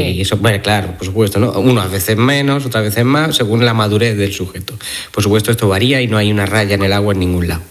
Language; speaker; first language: Spanish; native; Spanish